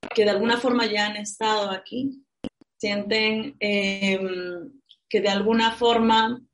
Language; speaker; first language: Spanish; native; Spanish